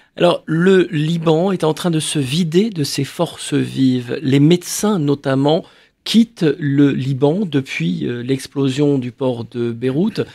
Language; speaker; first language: French; native; French